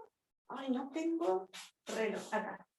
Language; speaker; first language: Spanish; native; Spanish